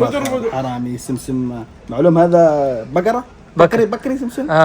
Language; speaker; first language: Arabic; non-native, learner; Urdu